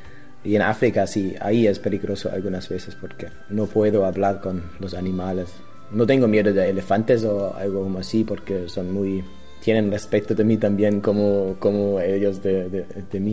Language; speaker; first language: Spanish; non-native, learner; German